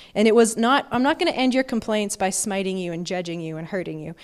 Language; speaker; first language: English; native; English